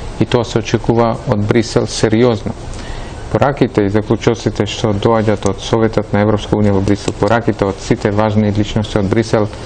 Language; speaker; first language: Macedonian; non-native, local second language; Albanian